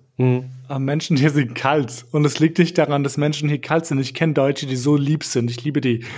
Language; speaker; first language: German; early bilingual, other home language; Albanian